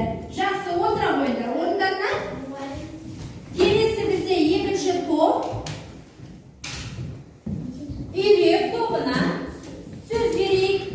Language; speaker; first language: Kazakh; native; Kazakh